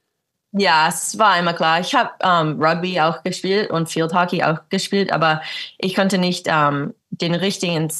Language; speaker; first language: German; early bilingual, heritage; English